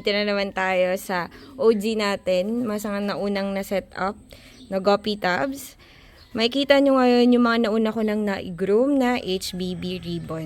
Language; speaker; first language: Filipino; native; Filipino